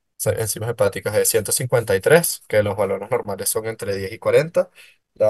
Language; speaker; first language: Spanish; native; Spanish